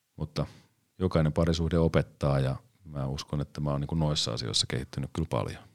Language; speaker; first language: Finnish; native; Finnish